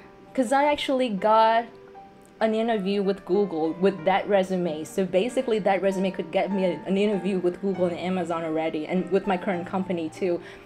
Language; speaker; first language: English; non-native, fluent; Vietnamese